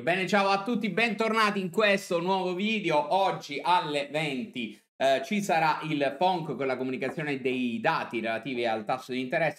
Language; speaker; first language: Italian; native; Italian